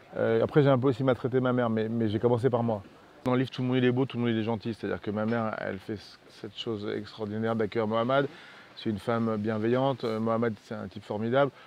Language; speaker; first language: French; native; French